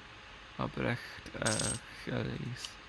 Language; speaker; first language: German; non-native, learner; English